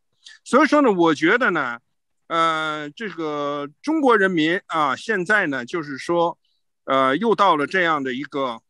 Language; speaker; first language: Chinese; native; Chinese